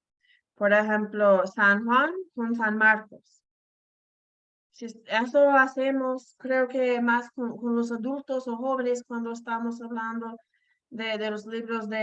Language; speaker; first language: Spanish; non-native, fluent; English